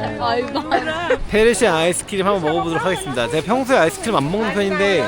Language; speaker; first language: Korean; native; Korean